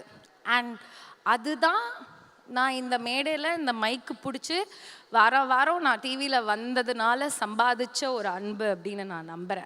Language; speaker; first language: Tamil; native; Tamil